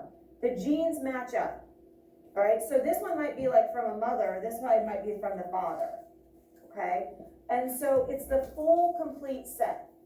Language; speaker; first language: English; native; English